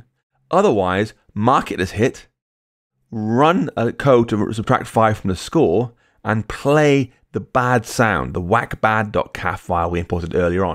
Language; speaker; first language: English; native; English